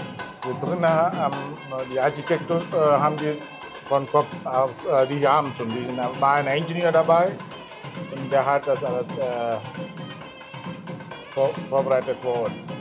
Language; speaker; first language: German; non-native, fluent; Tamil